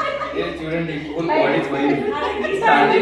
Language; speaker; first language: Telugu; non-native, learner; Hindi